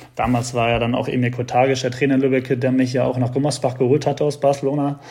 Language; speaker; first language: German; native; German